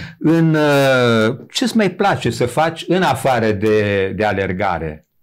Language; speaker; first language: Romanian; native; Romanian